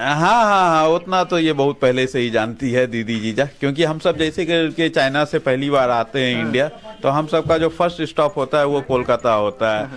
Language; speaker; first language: Hindi; native; Hindi